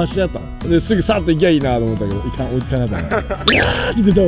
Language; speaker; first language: Japanese; native; Japanese